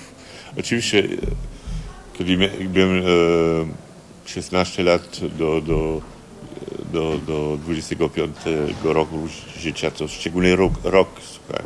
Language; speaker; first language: Polish; non-native, fluent; French